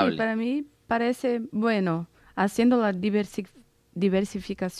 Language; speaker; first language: Spanish; non-native, fluent; Portuguese